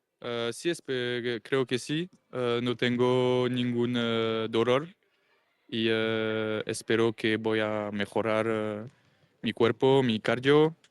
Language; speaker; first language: Spanish; non-native, learner; English